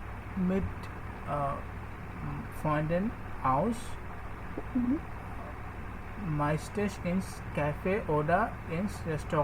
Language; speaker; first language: German; non-native, learner; Bangla